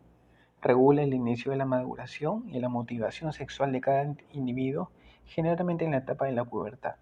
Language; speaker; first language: Spanish; native; Spanish